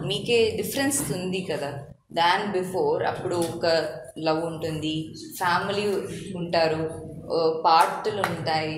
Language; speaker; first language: Telugu; non-native, learner; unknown